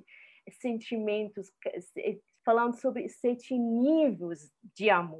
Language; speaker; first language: Portuguese; non-native, fluent; Arabic